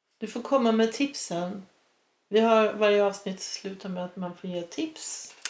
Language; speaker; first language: Swedish; native; Swedish